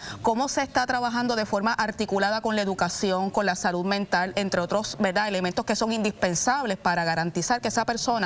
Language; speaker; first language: Spanish; native; Spanish